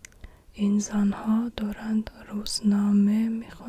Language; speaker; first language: Persian; non-native, learner; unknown